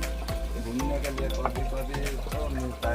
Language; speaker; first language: Hindi; non-native, local second language; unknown